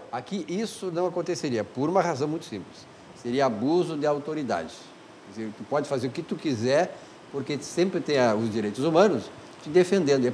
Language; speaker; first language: Portuguese; native; Portuguese